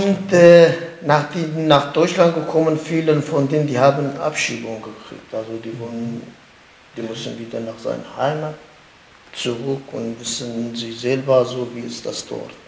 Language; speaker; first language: German; non-native, learner; Kurdish